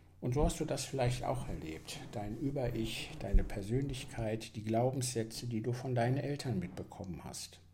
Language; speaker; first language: German; native; German